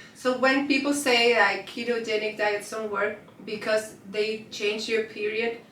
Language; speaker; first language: English; non-native, fluent; Spanish